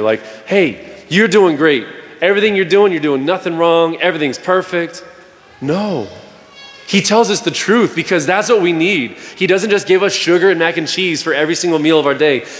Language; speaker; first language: English; native; English